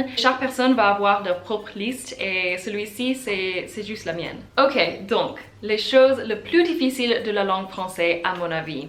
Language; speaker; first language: French; non-native, learner; English